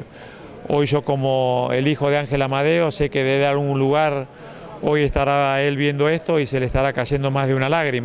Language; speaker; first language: Spanish; native; Spanish